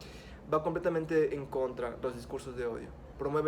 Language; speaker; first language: Spanish; native; Spanish